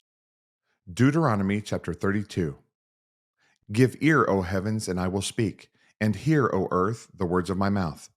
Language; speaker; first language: English; native; English